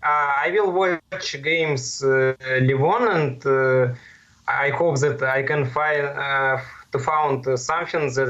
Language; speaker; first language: English; non-native, learner; Russian